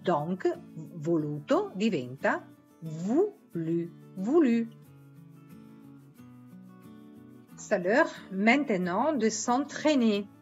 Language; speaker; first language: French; non-native, fluent; Italian